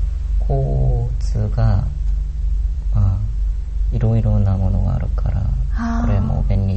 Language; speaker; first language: Japanese; non-native, learner; Korean